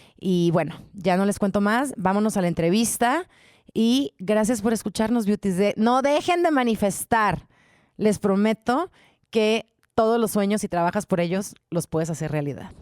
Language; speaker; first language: Spanish; native; Spanish